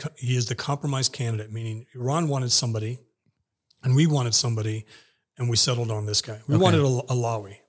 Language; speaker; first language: English; native; English